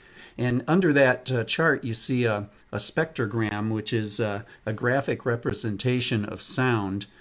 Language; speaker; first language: English; native; English